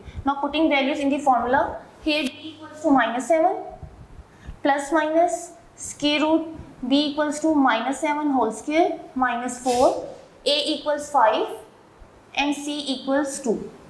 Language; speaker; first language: English; non-native, local second language; Urdu